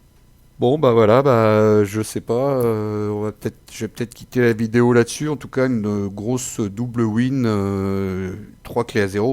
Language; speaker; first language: French; native; French